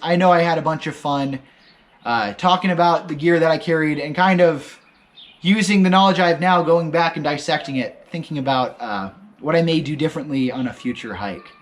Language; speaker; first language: English; native; English